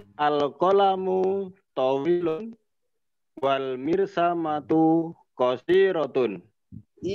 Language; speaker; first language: Arabic; non-native, fluent; Indonesian